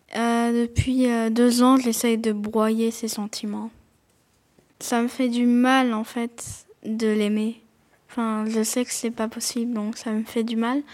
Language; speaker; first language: French; native; French